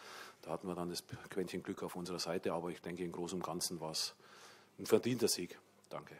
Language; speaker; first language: German; native; German